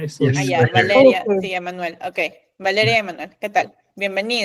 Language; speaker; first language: Spanish; native; Spanish